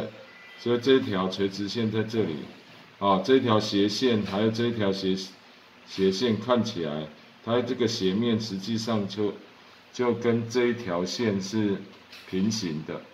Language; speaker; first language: Chinese; native; Chinese